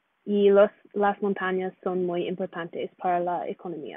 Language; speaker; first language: Spanish; non-native, learner; English